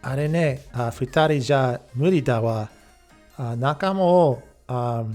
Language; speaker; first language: Japanese; non-native, fluent; English